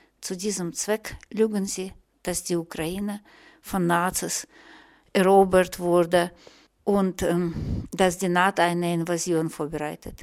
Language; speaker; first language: German; non-native, fluent; Russian